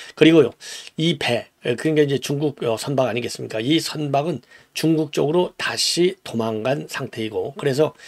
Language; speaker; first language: Korean; native; Korean